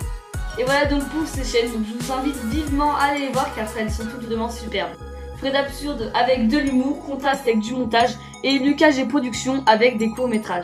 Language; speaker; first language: French; native; French